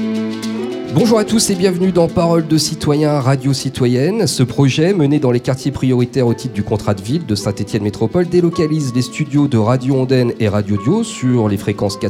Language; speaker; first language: French; native; French